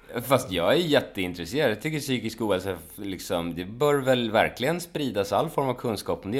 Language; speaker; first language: Swedish; native; Swedish